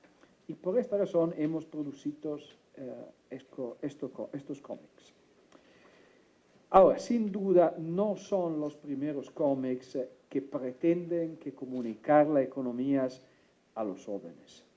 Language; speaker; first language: Spanish; non-native, fluent; Italian